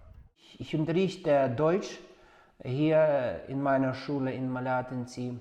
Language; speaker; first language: German; non-native, fluent; Ukrainian